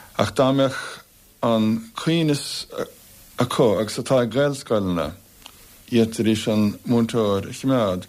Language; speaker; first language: Irish; native; Irish